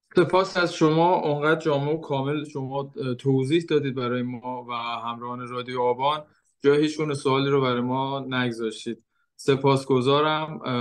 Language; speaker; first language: Persian; native; Persian